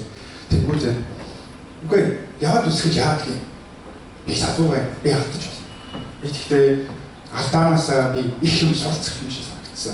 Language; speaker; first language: Mongolian; early bilingual, heritage; Mongolian